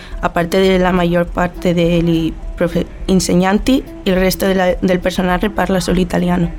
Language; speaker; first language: Italian; non-native, learner; Spanish